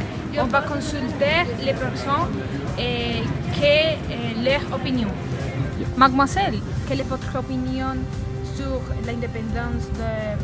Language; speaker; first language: French; non-native, learner; Spanish